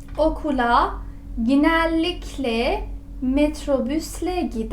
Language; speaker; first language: Turkish; non-native, fluent; Persian